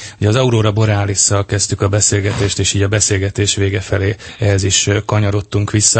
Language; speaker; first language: Hungarian; native; Hungarian